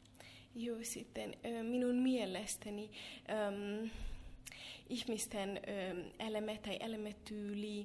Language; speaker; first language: Finnish; non-native, fluent; Hungarian